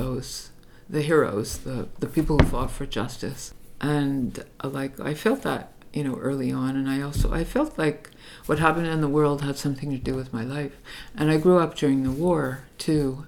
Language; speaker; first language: English; native; English